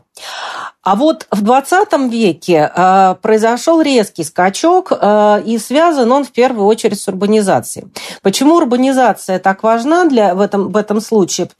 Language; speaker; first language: Russian; native; Russian